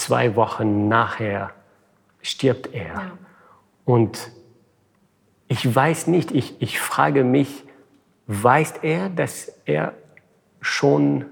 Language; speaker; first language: German; non-native, fluent; French